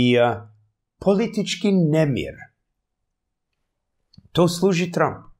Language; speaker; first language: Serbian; early bilingual, heritage; English